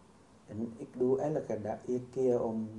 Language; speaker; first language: Dutch; non-native, fluent; Vietnamese